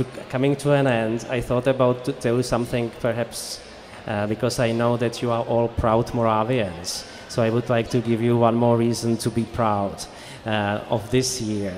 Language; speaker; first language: English; non-native, fluent; Czech